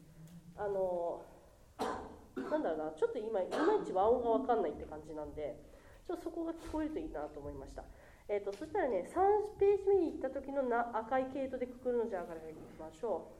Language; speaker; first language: Japanese; native; Japanese